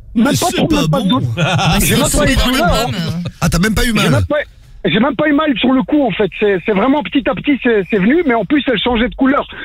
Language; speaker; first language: French; native; French